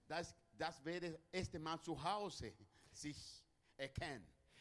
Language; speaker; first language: German; non-native, learner; Spanish